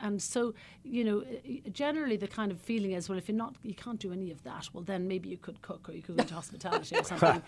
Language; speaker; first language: English; native; English